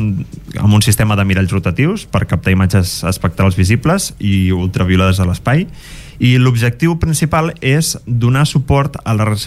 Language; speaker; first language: Catalan; native; Catalan